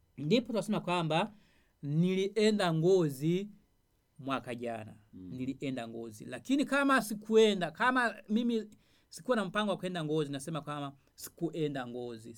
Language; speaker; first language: Swahili; non-native, local second language; Rundi